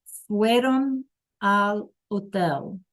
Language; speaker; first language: Spanish; non-native, fluent; English